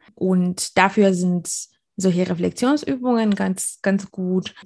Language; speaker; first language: German; non-native, fluent; Bulgarian